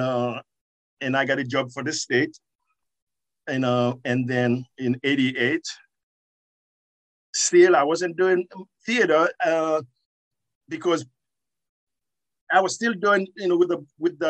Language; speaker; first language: English; non-native, fluent; Haitian Creole